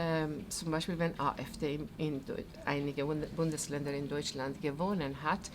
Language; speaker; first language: German; non-native, fluent; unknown